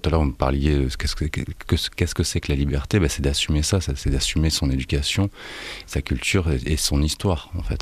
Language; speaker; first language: French; native; French